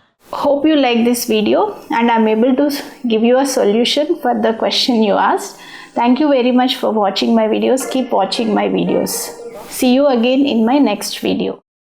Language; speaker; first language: English; non-native, local second language; Telugu